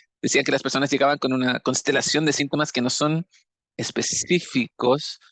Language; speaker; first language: Spanish; native; Spanish